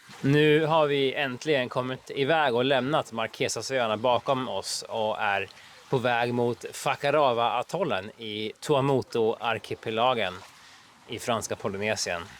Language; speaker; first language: Swedish; native; Swedish